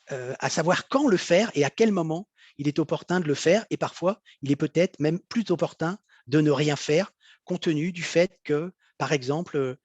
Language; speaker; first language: French; native; French